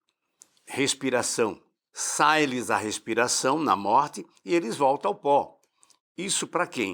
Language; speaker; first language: Portuguese; native; Portuguese